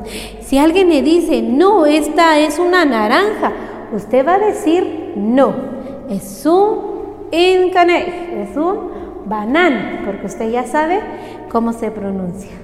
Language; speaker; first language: Spanish; non-native, local second language; Kaqchikel